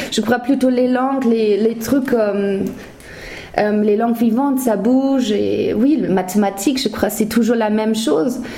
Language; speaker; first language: French; non-native, fluent; German